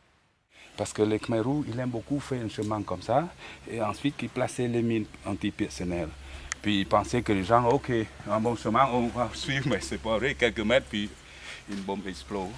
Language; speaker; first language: French; non-native, learner; Khmer